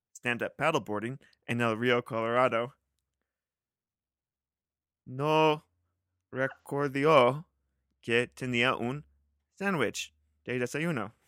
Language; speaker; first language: Spanish; non-native, learner; English